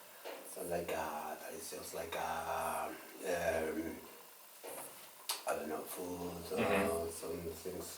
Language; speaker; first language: English; non-native, learner; Spanish